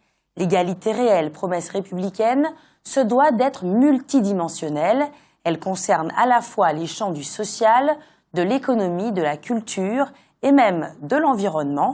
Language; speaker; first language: French; native; French